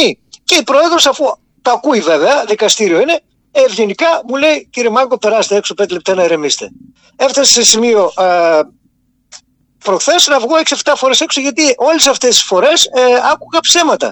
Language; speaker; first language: Greek; native; Greek